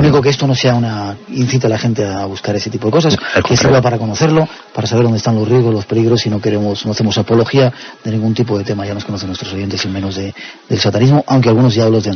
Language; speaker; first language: Spanish; native; Spanish